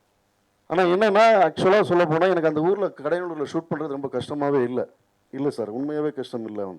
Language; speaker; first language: Tamil; native; Tamil